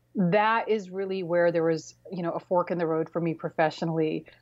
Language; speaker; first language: English; early bilingual, other home language; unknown